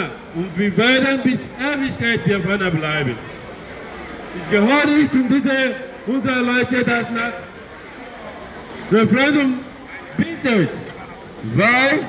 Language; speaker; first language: German; non-native, learner; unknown